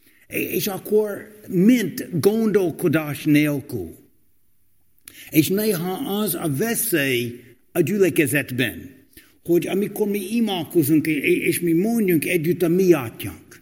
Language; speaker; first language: Hungarian; non-native, fluent; English